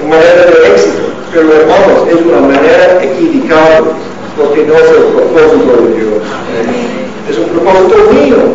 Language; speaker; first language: Spanish; non-native, learner; English